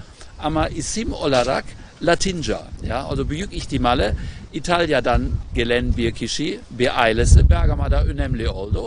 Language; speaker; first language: Turkish; non-native, learner; German